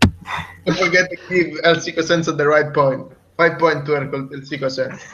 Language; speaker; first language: English; non-native, fluent; Italian